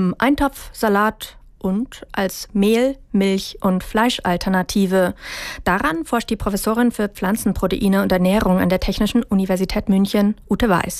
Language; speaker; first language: German; native; German